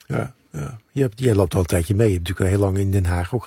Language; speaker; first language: Dutch; native; Dutch